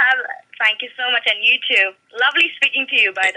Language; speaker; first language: English; non-native, local second language; Malayalam